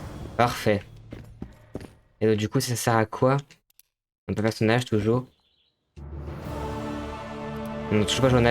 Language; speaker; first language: French; native; French